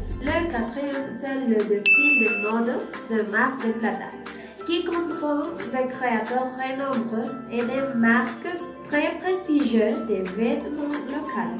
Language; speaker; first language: French; non-native, learner; Spanish